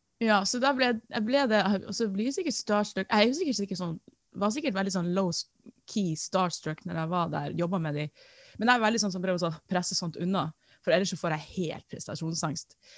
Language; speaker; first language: Norwegian; native; Norwegian